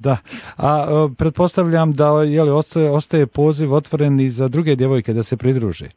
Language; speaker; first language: Serbian; native; Serbian